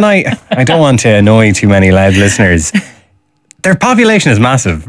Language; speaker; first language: English; native; English